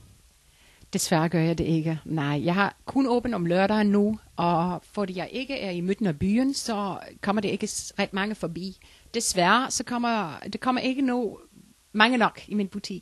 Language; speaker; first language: Danish; non-native, learner; Icelandic